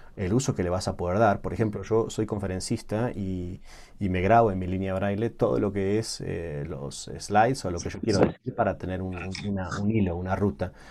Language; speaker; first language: Spanish; native; Spanish